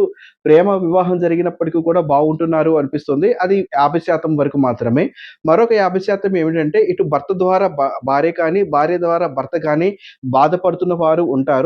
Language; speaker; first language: Telugu; native; Telugu